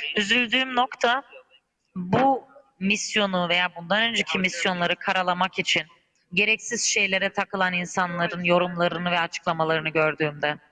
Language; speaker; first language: Turkish; early bilingual, heritage; Turkish